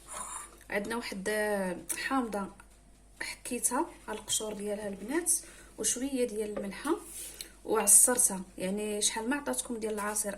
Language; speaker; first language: Arabic; native; Arabic